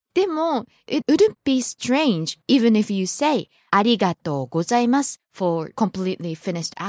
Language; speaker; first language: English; non-native, fluent; Japanese